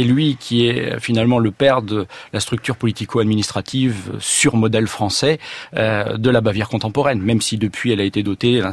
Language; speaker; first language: French; native; French